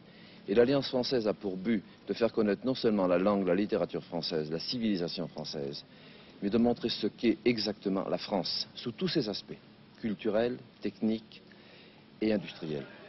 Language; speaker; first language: French; native; French